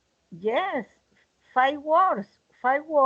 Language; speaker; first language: English; non-native, learner; Spanish